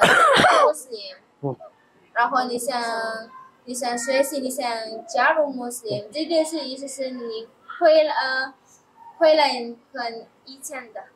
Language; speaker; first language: Chinese; non-native, fluent; Indonesian